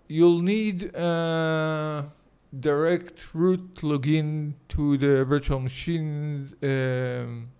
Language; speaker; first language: English; non-native, fluent; Hebrew